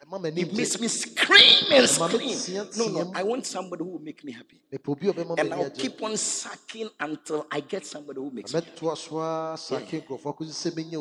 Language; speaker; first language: English; non-native, local second language; Ga